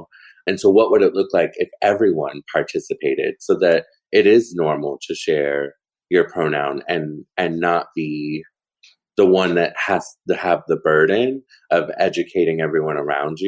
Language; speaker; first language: English; native; English